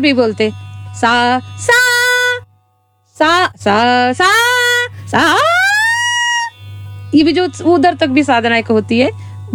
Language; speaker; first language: Hindi; non-native, local second language; Odia